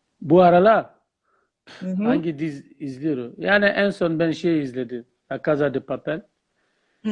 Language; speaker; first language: Turkish; non-native, learner; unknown